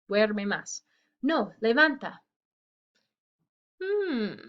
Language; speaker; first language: Spanish; non-native, fluent; English